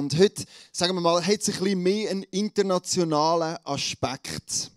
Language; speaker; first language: German; native; German